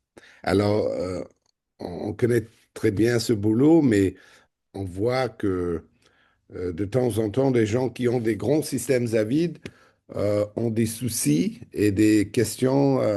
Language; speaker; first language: French; non-native, fluent; English